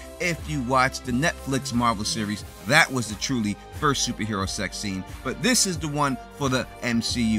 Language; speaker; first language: English; native; English